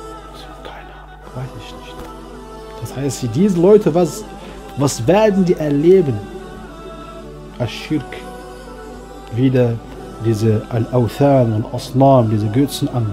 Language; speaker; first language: German; non-native, learner; Arabic